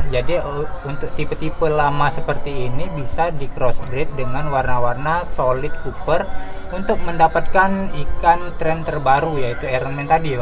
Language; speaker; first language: Indonesian; native; Indonesian